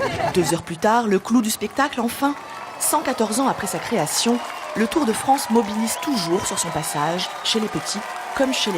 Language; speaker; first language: French; native; French